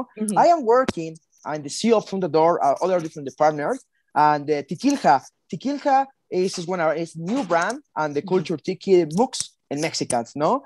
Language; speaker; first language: English; non-native, learner; Spanish